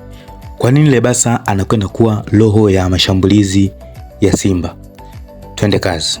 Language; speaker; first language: Swahili; native; Swahili